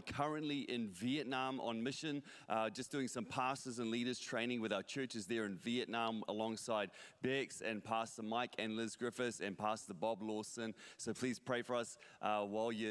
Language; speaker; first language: English; native; English